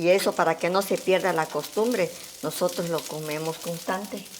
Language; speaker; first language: Spanish; native; Spanish